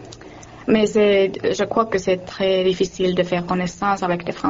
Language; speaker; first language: French; non-native, learner; Finnish